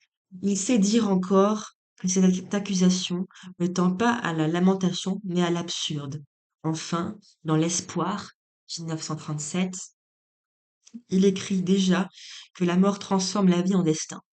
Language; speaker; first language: French; native; French